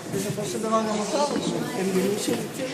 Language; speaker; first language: Hebrew; native; Hebrew